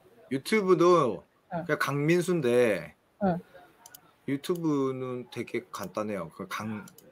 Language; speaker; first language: Korean; native; Korean